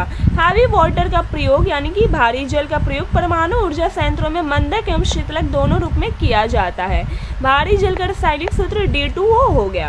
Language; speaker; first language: Hindi; native; Hindi